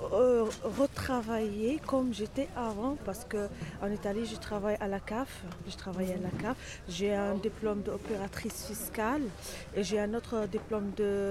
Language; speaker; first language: French; non-native, learner; Arabic